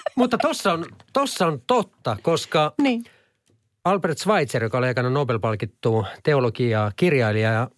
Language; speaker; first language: Finnish; native; Finnish